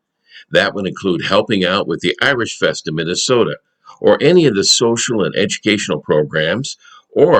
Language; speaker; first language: English; native; English